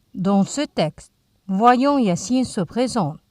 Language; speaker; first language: French; non-native, fluent; Arabic